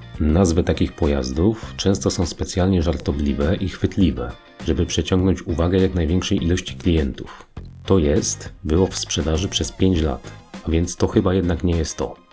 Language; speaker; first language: Polish; native; Polish